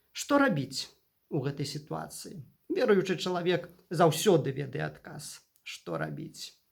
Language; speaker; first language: Belarusian; native; Belarusian